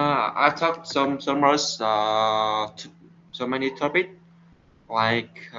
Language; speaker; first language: English; non-native, learner; Vietnamese